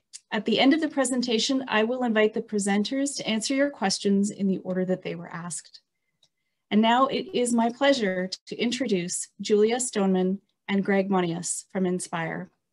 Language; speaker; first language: English; native; English